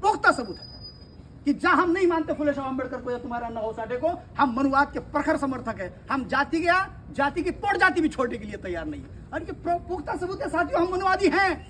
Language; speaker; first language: Hindi; non-native, local second language; Marathi